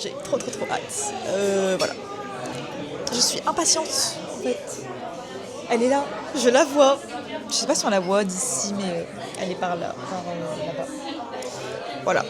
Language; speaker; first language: French; native; French